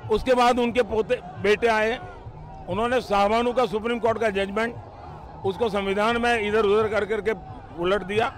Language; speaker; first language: Hindi; non-native, local second language; Gujarati